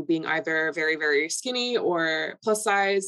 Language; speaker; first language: English; early bilingual, other home language; Polish